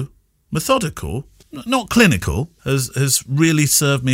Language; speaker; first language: English; native; English